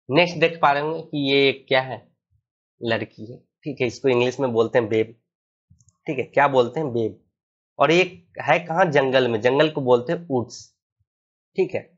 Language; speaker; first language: Hindi; native; Hindi